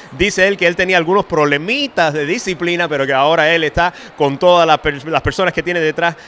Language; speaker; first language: Spanish; native; Spanish